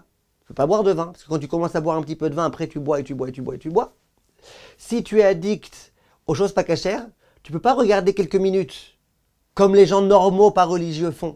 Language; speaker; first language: French; native; French